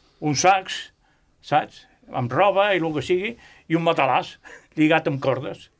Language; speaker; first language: Catalan; non-native, local second language; Spanish